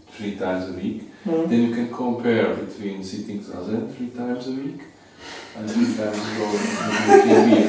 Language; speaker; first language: English; non-native, learner; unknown